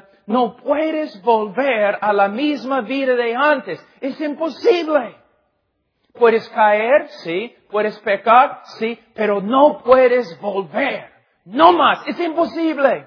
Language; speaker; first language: Spanish; non-native, fluent; English